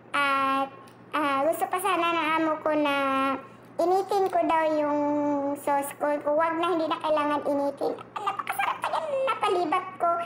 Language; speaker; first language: Filipino; non-native, local second language; Cebuano